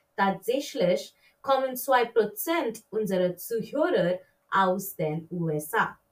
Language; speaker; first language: German; non-native, learner; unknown